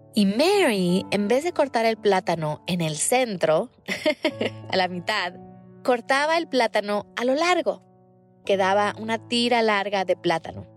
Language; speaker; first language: Spanish; early bilingual, heritage; Spanish